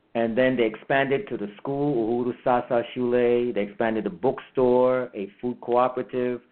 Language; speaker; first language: English; early bilingual, heritage; English